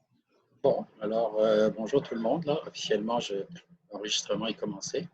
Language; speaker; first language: French; native; French